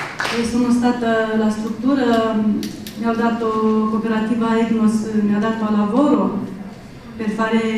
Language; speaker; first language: Italian; non-native, learner; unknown